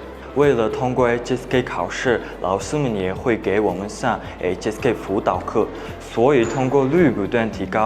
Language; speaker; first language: Chinese; non-native, learner; Mongolian